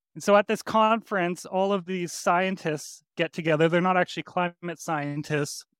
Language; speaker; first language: English; native; English